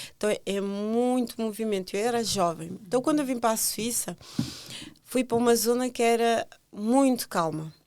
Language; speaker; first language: Portuguese; native; Portuguese